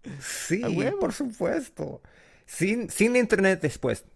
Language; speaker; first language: Spanish; non-native, learner; English